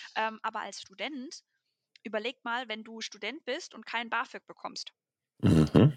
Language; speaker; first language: German; native; German